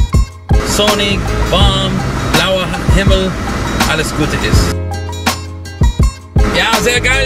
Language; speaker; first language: German; non-native, learner; English